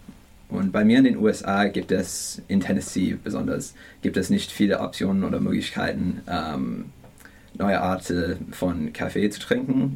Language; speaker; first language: German; non-native, learner; English